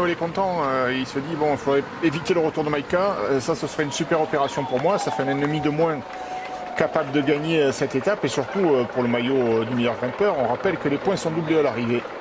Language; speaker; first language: French; native; French